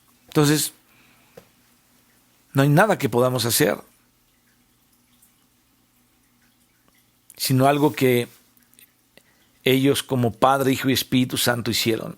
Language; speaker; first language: Spanish; native; Spanish